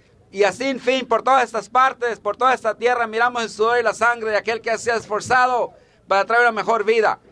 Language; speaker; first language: Spanish; early bilingual, heritage; Spanish